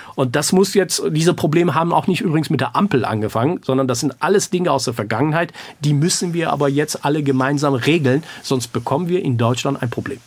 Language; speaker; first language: German; early bilingual, other home language; Persian